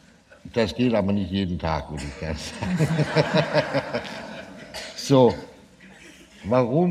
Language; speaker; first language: German; non-native, fluent; Danish